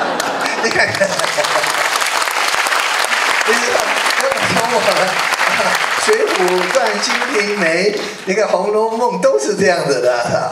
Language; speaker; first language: Chinese; native; Chinese